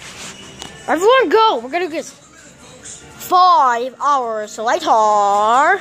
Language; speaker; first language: English; native; English